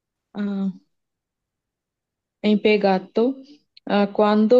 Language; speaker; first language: Italian; non-native, learner; Punjabi